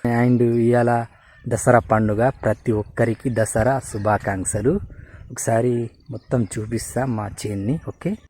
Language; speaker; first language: Telugu; non-native, local second language; Gondi